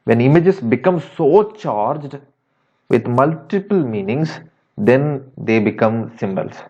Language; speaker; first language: English; non-native, local second language; Tamil